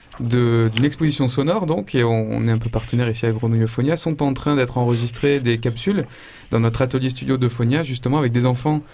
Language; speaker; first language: French; native; French